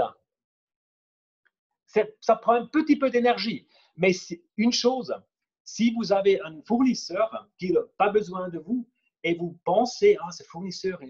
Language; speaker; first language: French; non-native, fluent; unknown